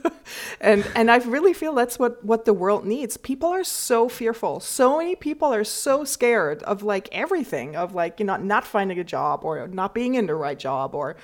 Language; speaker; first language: English; non-native, fluent; German